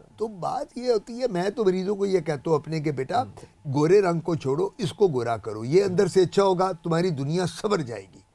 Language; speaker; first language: Urdu; non-native, local second language; Punjabi